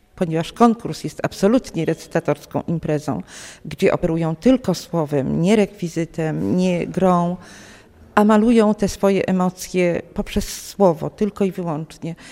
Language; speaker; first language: Polish; native; Polish